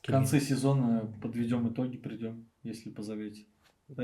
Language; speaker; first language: Russian; native; Russian